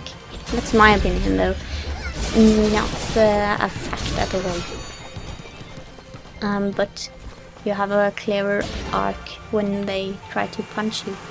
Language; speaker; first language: English; non-native, fluent; Norwegian